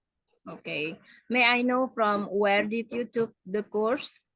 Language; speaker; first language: English; non-native, fluent; Indonesian